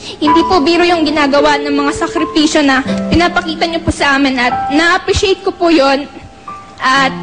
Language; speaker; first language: Filipino; non-native, local second language; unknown